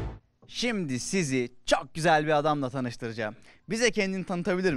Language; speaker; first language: Turkish; native; Turkish